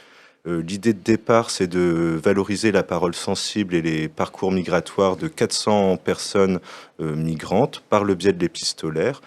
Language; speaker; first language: French; native; French